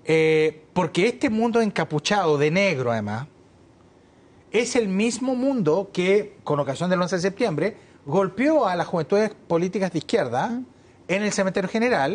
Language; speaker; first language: Spanish; native; Spanish